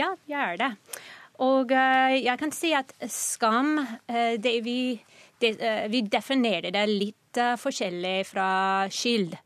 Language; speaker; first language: Norwegian; non-native, fluent; English